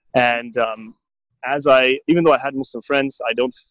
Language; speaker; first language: English; native; English